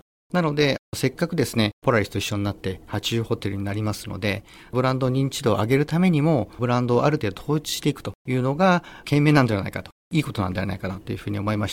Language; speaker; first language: Japanese; native; Japanese